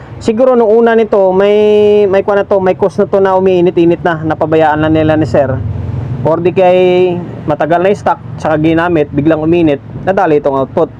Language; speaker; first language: Filipino; native; Filipino